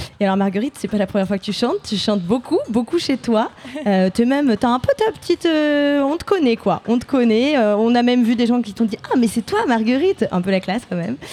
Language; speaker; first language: French; native; French